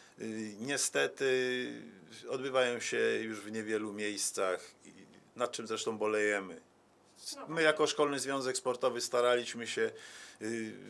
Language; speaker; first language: Polish; native; Polish